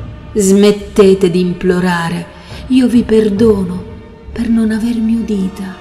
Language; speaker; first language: Italian; native; Italian